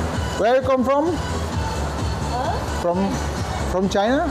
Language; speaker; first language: English; non-native, learner; Indonesian